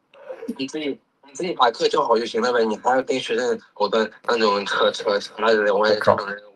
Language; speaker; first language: Chinese; native; Chinese